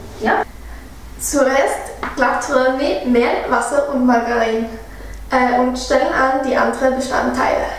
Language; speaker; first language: German; non-native, learner; Norwegian